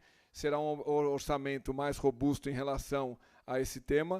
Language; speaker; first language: Portuguese; native; Portuguese